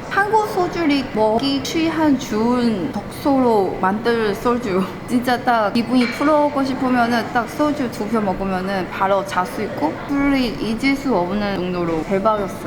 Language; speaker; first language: Korean; non-native, fluent; Chinese